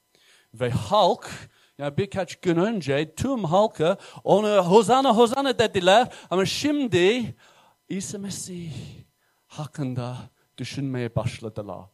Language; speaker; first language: Turkish; non-native, fluent; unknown